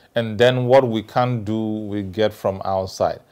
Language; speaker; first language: English; non-native, local second language; Ewe